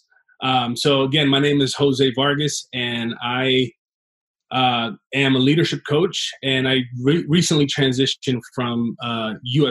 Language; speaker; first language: English; native; English